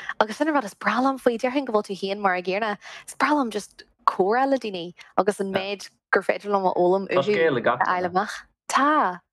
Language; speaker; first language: Irish; non-native, local second language; English